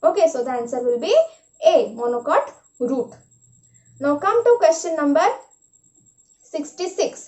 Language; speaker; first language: English; non-native, local second language; Hindi